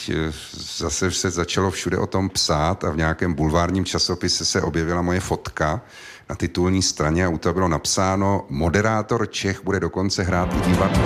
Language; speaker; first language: Czech; native; Czech